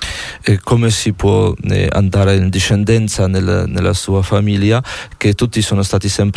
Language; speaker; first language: Italian; non-native, fluent; Polish